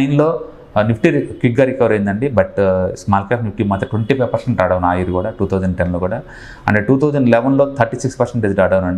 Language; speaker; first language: Telugu; native; Telugu